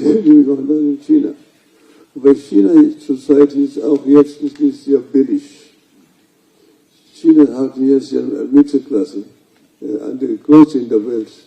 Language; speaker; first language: German; non-native, fluent; Luo (Kenya and Tanzania)